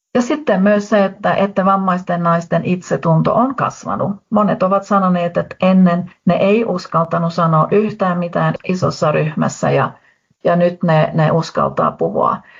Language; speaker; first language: Finnish; native; Finnish